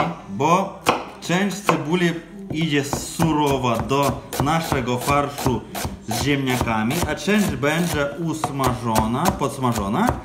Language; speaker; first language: Polish; non-native, fluent; Ukrainian